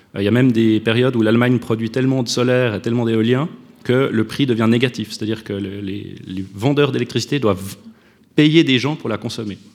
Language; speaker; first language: French; native; French